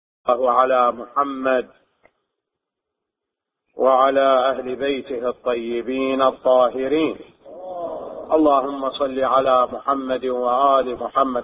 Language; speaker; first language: Arabic; native; Arabic